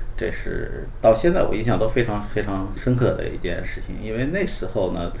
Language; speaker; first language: Chinese; native; Chinese